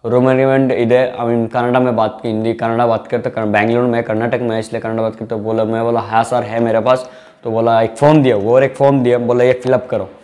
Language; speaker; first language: Hindi; non-native, local second language; Bangla